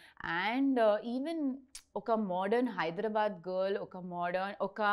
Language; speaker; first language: Telugu; non-native, learner; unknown